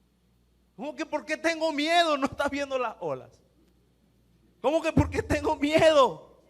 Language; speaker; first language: Spanish; native; Spanish